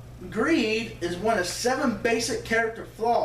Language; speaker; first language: English; native; English